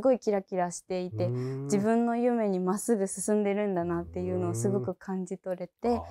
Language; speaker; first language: Japanese; native; Japanese